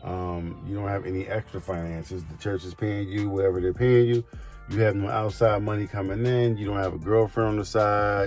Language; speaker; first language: English; native; English